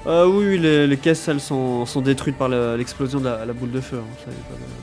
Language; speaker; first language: French; native; French